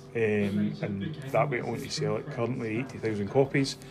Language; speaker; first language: English; native; English